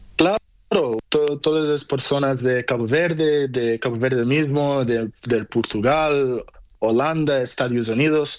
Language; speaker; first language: Spanish; non-native, learner; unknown